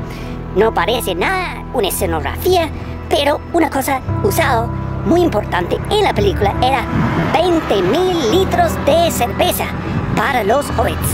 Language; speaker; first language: Spanish; non-native, learner; English